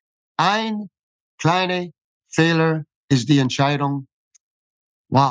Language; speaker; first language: German; non-native, fluent; English